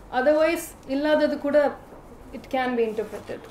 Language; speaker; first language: English; early bilingual, other home language; Tamil